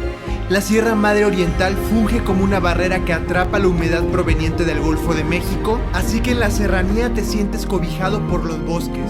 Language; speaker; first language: Spanish; native; Spanish